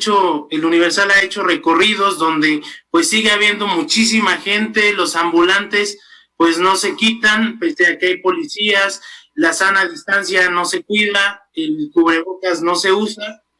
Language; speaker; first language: Spanish; native; Spanish